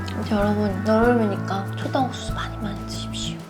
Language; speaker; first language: Korean; native; Korean